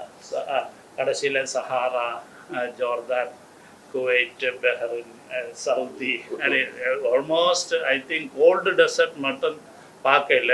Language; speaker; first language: Tamil; non-native, learner; Malayalam